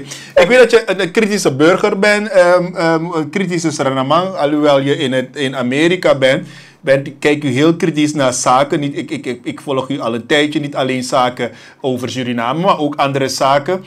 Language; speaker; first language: Dutch; native; Dutch